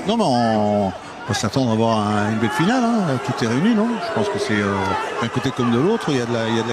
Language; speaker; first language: French; native; French